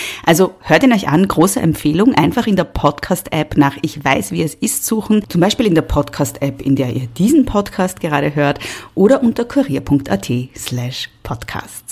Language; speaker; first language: German; native; German